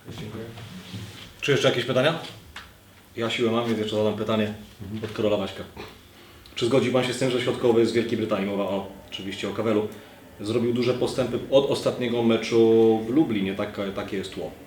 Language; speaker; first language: Polish; native; Polish